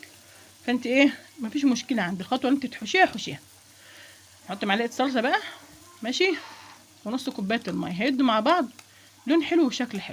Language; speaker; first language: Arabic; native; Arabic